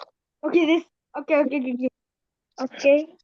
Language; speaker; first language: English; non-native, learner; Korean